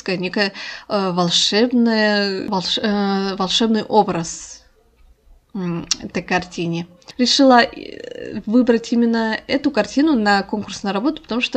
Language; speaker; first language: Russian; non-native, local second language; Kazakh